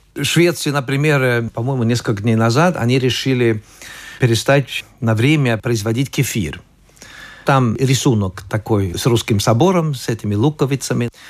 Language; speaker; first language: Russian; non-native, fluent; Swedish